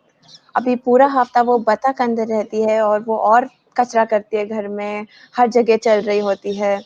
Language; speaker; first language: Hindi; native; Hindi